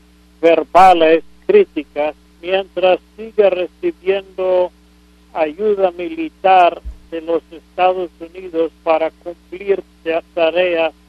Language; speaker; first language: Spanish; non-native, fluent; English